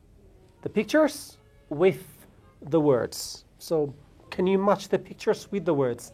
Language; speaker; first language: English; non-native, fluent; Amharic